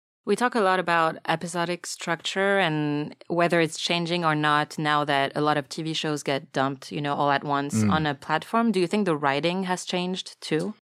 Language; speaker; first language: English; non-native, fluent; French